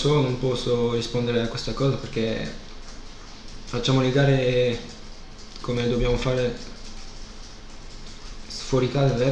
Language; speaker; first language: Italian; non-native, fluent; French